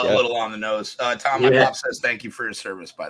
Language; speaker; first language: English; native; English